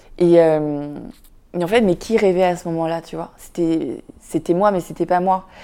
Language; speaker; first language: French; early bilingual, other home language; Vietnamese